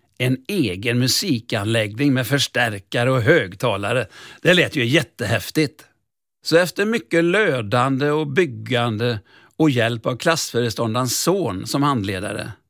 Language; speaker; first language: Swedish; native; Swedish